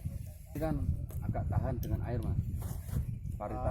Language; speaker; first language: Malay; non-native, local second language; Javanese